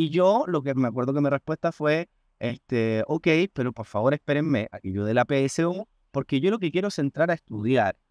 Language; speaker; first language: Spanish; native; Spanish